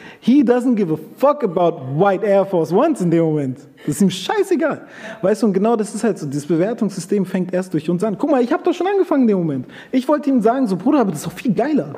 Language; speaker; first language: German; early bilingual, other home language; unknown